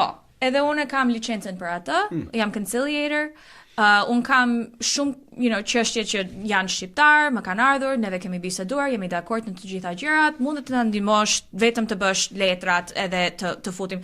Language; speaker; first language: Albanian; early bilingual, heritage; Albanian